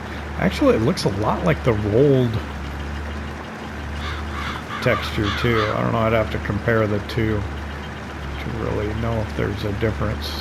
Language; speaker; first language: English; native; English